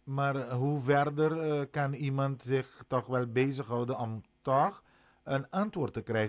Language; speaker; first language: Dutch; non-native, local second language; Papiamento